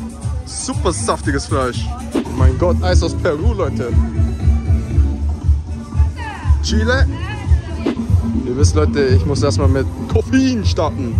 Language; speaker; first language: German; early bilingual, other home language; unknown